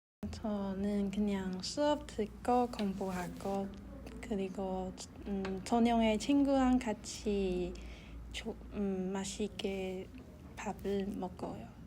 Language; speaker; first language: Korean; non-native, learner; Chinese